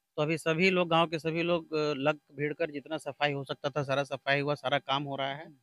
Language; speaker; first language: Hindi; native; Hindi